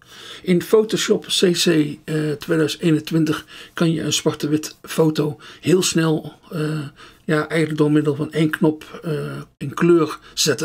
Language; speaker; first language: Dutch; native; Dutch